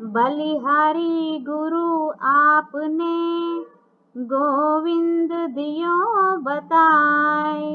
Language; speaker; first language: Hindi; non-native, local second language; Telugu